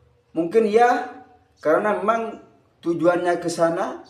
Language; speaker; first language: Indonesian; native; Indonesian